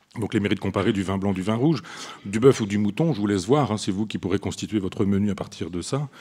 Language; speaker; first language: French; native; French